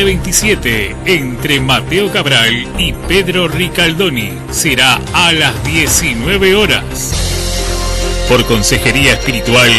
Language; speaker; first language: Spanish; native; Spanish